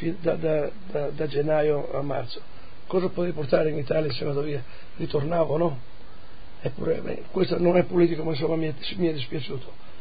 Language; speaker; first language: Italian; non-native, local second language; Friulian